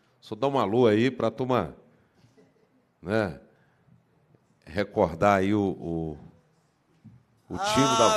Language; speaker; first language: Portuguese; native; Portuguese